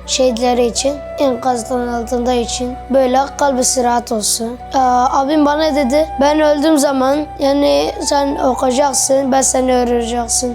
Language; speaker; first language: Turkish; early bilingual, other home language; Arabic